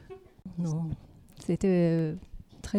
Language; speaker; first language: French; non-native, learner; Arabic